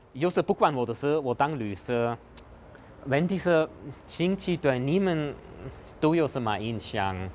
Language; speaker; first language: Chinese; non-native, fluent; German